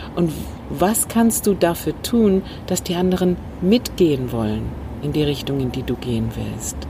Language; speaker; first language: German; non-native, fluent; English